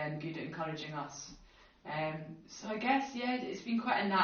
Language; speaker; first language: English; native; English